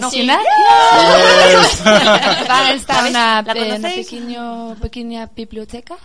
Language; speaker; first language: Spanish; non-native, learner; Danish